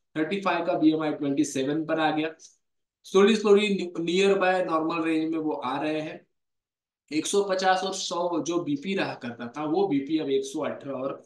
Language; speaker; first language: Hindi; non-native, local second language; Marathi